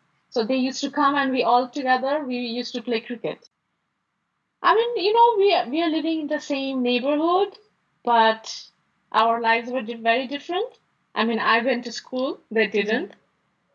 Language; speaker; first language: English; non-native, local second language; Bangla